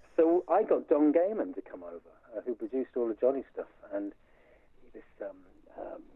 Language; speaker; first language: English; native; English